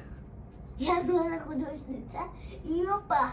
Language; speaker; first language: Russian; early bilingual, heritage; Hebrew